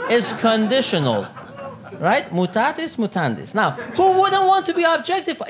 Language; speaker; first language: English; non-native, fluent; Italian